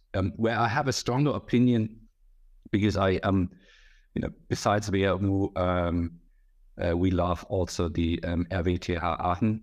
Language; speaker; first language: English; non-native, fluent; German